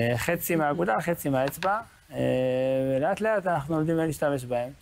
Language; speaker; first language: Hebrew; native; Hebrew